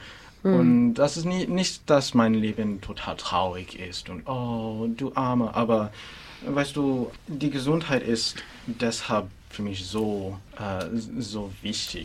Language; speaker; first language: German; non-native, fluent; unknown